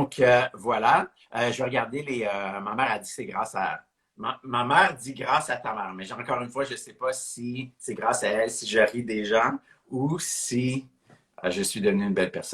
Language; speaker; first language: French; native; French